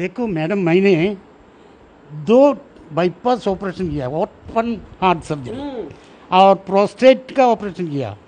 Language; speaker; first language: Hindi; non-native, local second language; Malayalam